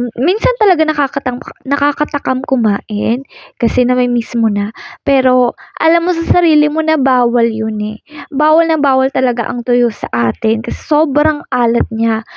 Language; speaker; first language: Filipino; non-native, local second language; Waray